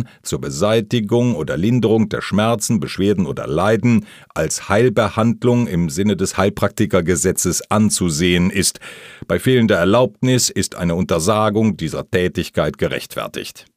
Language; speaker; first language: German; native; German